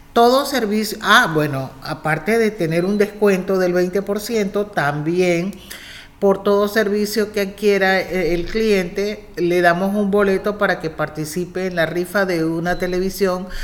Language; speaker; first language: Spanish; native; Spanish